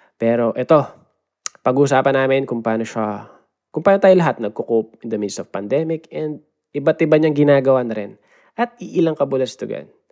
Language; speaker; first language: Filipino; native; Filipino